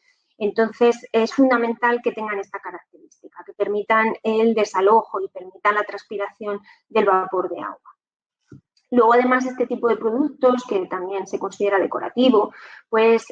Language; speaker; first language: Spanish; native; Spanish